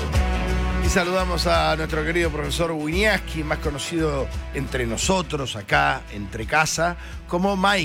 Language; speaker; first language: Spanish; native; Spanish